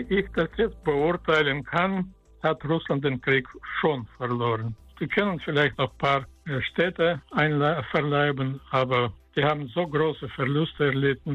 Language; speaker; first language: German; non-native, fluent; Russian